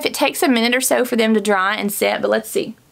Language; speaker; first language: English; native; English